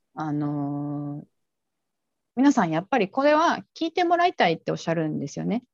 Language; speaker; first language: Japanese; native; Japanese